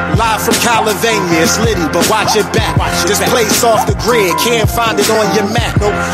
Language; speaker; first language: English; native; English